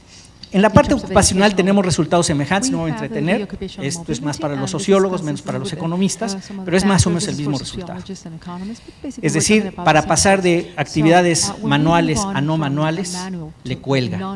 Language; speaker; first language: Spanish; native; Spanish